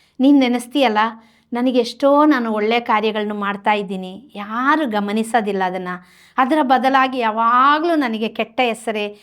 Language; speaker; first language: Kannada; native; Kannada